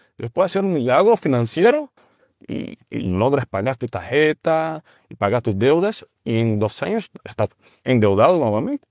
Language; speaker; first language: Spanish; non-native, fluent; Portuguese